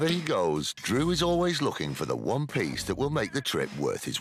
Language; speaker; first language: English; native; English